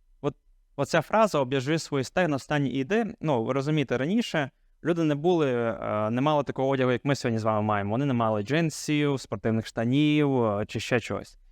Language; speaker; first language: Ukrainian; non-native, local second language; Hungarian